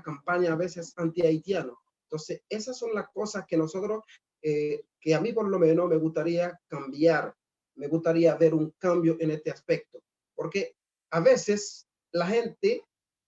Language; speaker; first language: Spanish; non-native, fluent; Haitian Creole